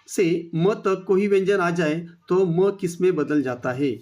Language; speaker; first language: Hindi; non-native, local second language; Marathi